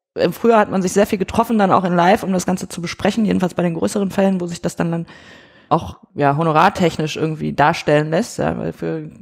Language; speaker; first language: German; native; German